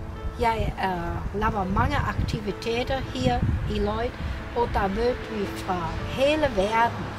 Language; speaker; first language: Danish; non-native, learner; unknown